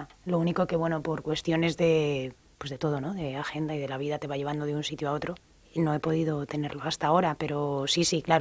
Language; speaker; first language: Spanish; native; Spanish